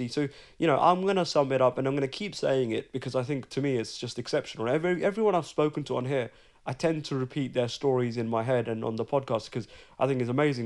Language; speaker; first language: English; early bilingual, other home language; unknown